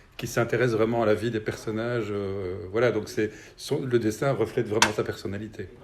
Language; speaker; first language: French; native; French